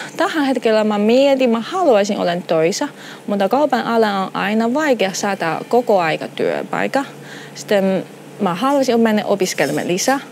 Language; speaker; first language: Finnish; non-native, learner; Chinese